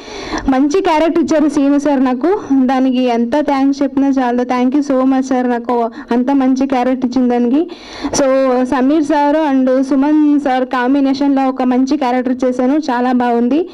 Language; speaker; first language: Telugu; non-native, learner; Kannada